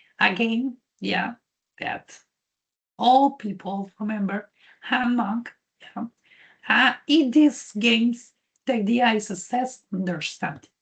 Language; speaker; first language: English; non-native, learner; Spanish